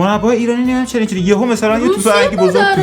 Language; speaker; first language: Persian; native; Persian